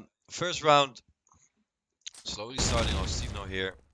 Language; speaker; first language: English; non-native, fluent; Dutch